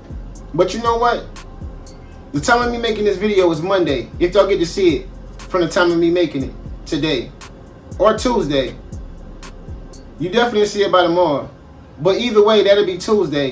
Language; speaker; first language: English; native; English